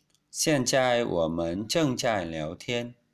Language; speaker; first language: Chinese; non-native, learner; Vietnamese